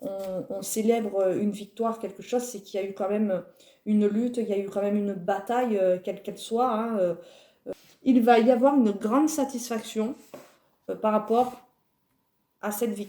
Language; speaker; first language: French; native; French